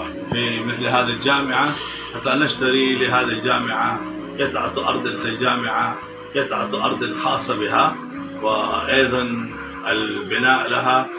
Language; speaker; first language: Arabic; non-native, fluent; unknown